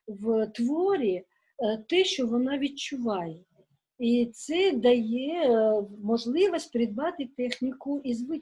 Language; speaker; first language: Ukrainian; non-native, local second language; Russian